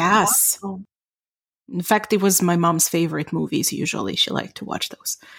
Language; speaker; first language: English; non-native, fluent; Ukrainian